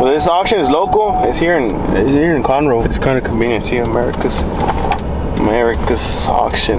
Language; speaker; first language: English; early bilingual, other home language; Spanish